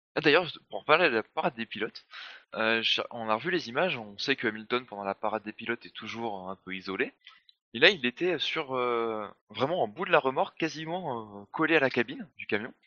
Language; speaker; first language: French; native; French